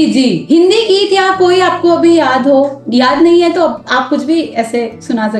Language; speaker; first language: Hindi; native; Hindi